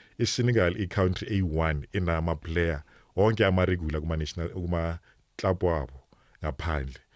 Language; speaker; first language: Zulu; non-native, local second language; Northern Sotho